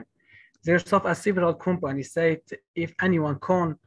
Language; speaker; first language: English; non-native, learner; Kurdish